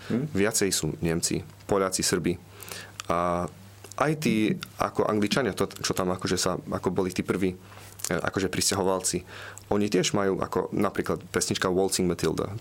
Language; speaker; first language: Slovak; early bilingual, heritage; Slovak